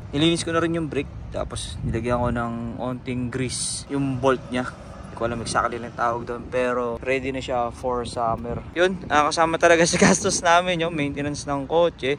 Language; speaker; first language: Filipino; native; Filipino